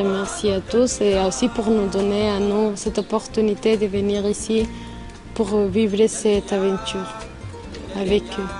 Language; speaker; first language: French; non-native, learner; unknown